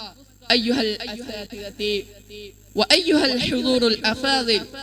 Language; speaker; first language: Arabic; non-native, learner; Urdu